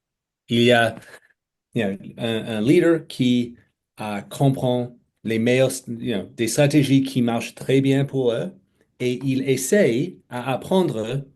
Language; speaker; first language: French; non-native, fluent; English